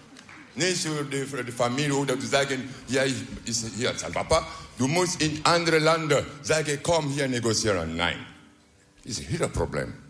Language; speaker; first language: Dutch; non-native, learner; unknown